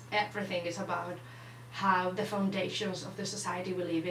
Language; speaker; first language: English; non-native, fluent; Spanish